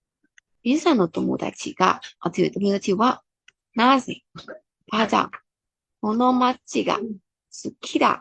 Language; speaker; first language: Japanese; non-native, fluent; Burmese